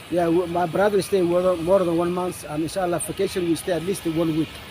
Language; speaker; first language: English; non-native, learner; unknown